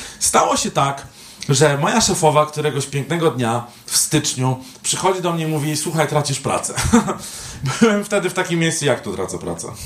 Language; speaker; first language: Polish; native; Polish